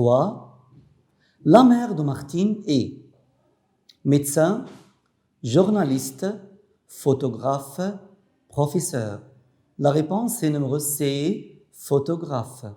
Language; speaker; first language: French; non-native, fluent; Arabic